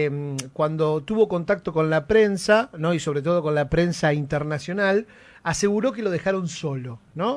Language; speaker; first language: Spanish; native; Spanish